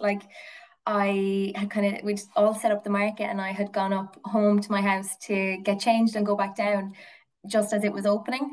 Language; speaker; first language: English; native; English